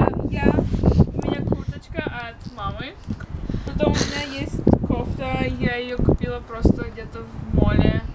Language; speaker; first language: Russian; early bilingual, heritage; Russian